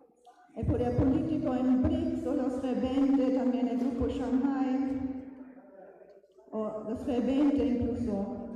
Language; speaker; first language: Spanish; non-native, fluent; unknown